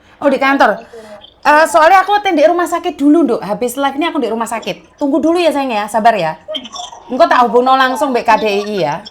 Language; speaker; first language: Indonesian; native; Indonesian